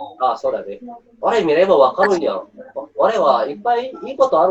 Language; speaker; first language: Japanese; non-native, learner; Indonesian